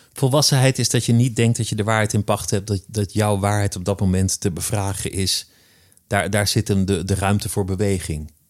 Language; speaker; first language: Dutch; native; Dutch